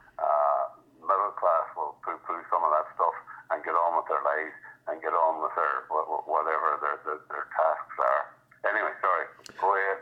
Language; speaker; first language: English; native; English